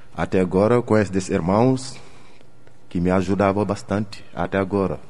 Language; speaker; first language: Portuguese; non-native, learner; Wolof